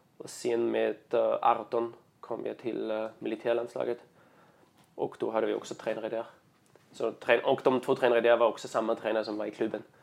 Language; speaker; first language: Swedish; non-native, fluent; German